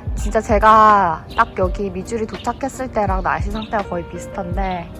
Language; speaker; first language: Korean; native; Korean